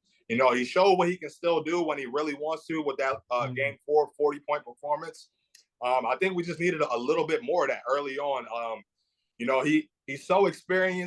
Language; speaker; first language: English; native; English